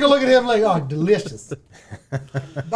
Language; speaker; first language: English; native; English